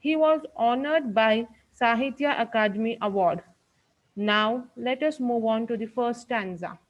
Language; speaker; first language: English; non-native, local second language; Hindi